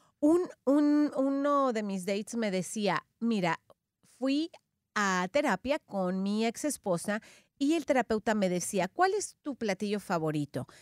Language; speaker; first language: Spanish; native; Spanish